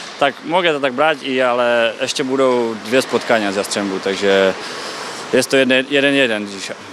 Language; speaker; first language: Polish; non-native, learner; Czech